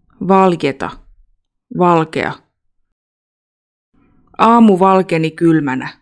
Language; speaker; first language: Finnish; non-native, fluent; Russian